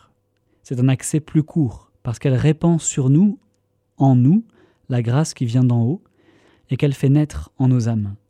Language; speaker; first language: French; native; French